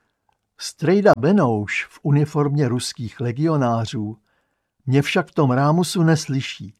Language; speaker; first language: Czech; native; Czech